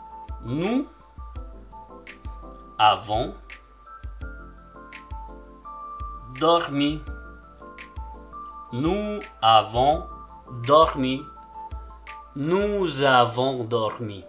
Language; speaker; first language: French; non-native, fluent; Spanish